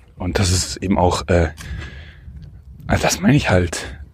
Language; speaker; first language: German; native; German